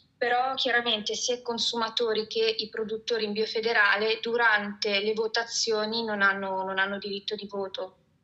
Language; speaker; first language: Italian; native; Italian